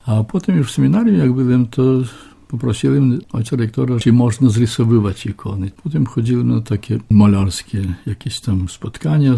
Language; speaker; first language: Polish; non-native, local second language; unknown